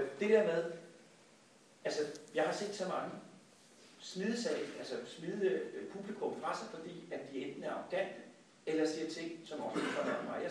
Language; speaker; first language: Danish; native; Danish